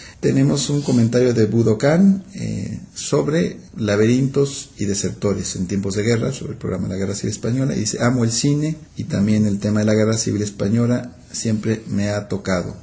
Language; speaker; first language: Spanish; native; Spanish